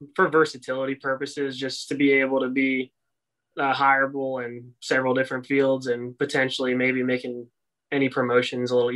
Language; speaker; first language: English; native; English